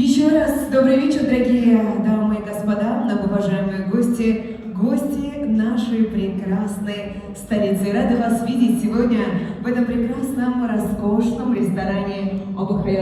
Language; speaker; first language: Russian; non-native, local second language; Uzbek